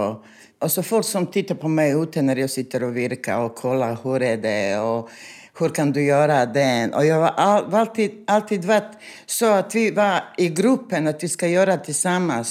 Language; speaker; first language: Swedish; non-native, fluent; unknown